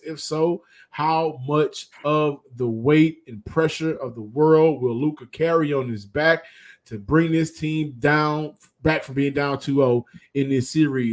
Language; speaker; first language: English; native; English